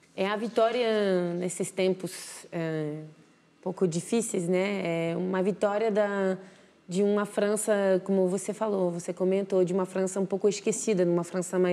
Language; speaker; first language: Portuguese; non-native, fluent; French